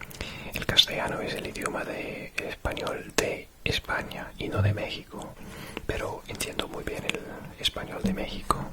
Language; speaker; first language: Spanish; non-native, fluent; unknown